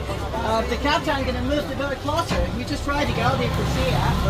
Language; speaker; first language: English; non-native, learner; Thai